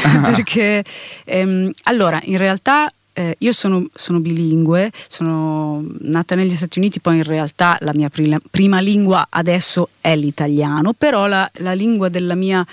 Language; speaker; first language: Italian; native; Italian